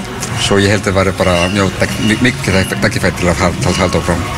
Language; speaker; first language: Icelandic; non-native, learner; Spanish